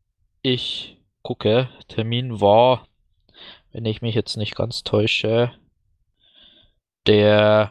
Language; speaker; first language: German; native; German